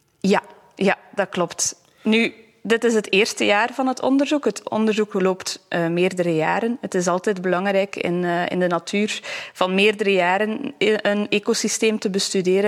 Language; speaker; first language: Dutch; native; Dutch